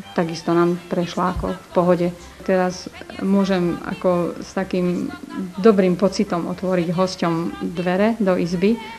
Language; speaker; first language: Slovak; native; Slovak